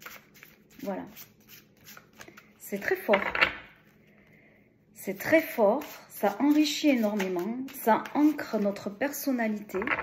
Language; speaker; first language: French; native; French